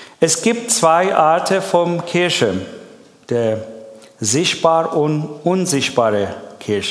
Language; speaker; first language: German; non-native, learner; Persian